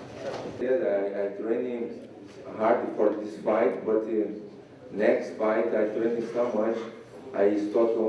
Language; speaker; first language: English; non-native, learner; Portuguese